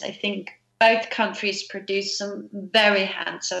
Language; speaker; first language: English; non-native, fluent; Danish